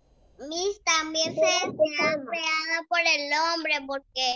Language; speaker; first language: Spanish; native; Spanish